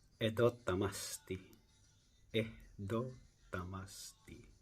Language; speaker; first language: Finnish; non-native, learner; Filipino